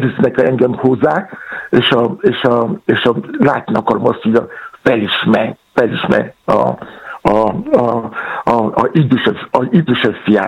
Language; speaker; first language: Hungarian; non-native, learner; Yoruba